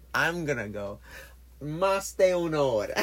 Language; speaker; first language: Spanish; non-native, learner; English